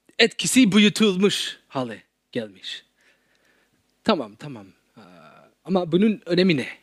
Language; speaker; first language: Turkish; non-native, fluent; English